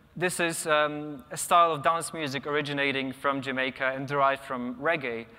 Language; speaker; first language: English; non-native, fluent; Polish